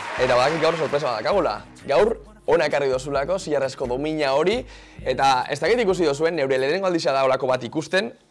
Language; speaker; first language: Basque; native; Basque